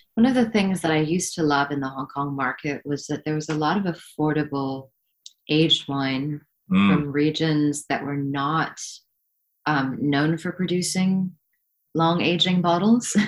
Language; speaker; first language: English; native; English